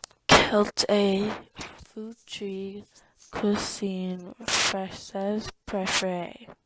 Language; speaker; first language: French; non-native, learner; English